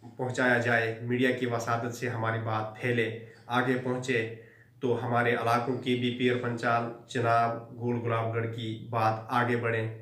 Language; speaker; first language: Hindi; non-native, local second language; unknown